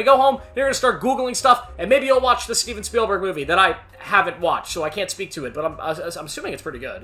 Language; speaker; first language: English; native; English